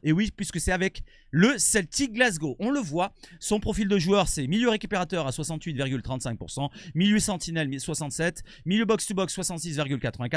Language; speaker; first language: French; native; French